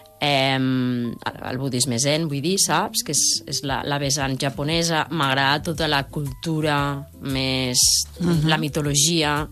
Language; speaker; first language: Catalan; native; Catalan